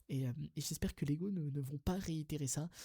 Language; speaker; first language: French; native; French